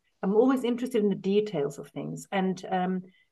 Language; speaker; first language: English; native; English